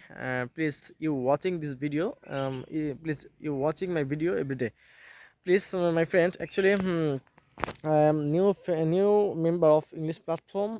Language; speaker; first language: English; non-native, learner; Bangla